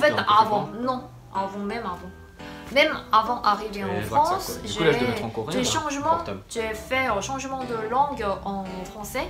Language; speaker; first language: French; non-native, fluent; Korean